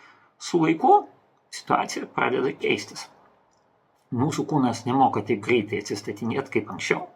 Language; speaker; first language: Lithuanian; non-native, local second language; Russian